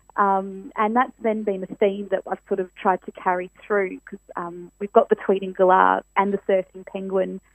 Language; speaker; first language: English; native; English